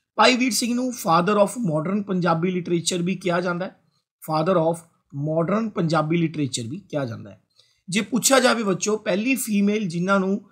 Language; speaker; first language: Hindi; non-native, local second language; Punjabi